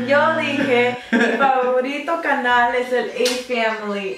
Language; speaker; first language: Spanish; early bilingual, heritage; Spanish